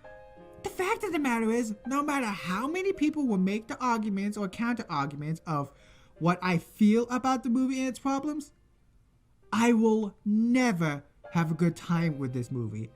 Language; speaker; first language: English; native; English